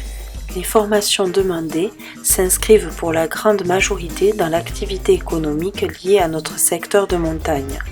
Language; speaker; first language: French; native; French